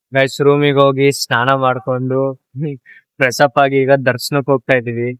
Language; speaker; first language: Kannada; native; Kannada